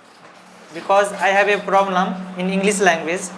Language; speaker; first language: English; non-native, learner; Hindi